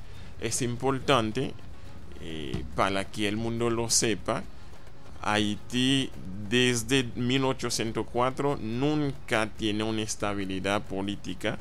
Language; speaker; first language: Spanish; non-native, fluent; Haitian Creole